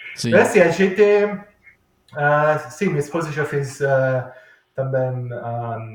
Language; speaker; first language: Portuguese; non-native, fluent; Italian